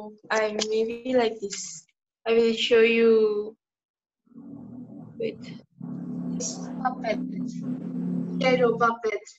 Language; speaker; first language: English; non-native, learner; Indonesian